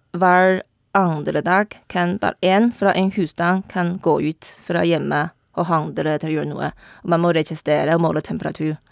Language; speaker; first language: Norwegian; non-native, learner; Chinese